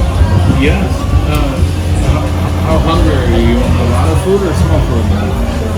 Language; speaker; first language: English; non-native, local second language; Filipino